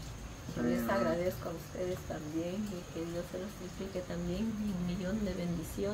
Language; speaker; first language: Spanish; native; Spanish